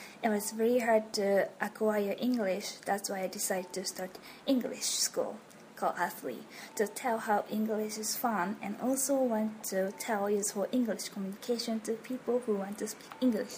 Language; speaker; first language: English; non-native, fluent; Japanese